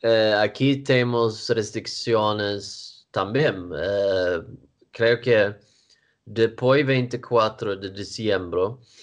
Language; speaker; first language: Portuguese; non-native, learner; Swedish